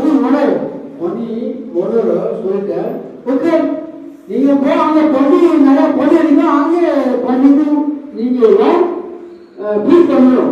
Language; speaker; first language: Tamil; non-native, learner; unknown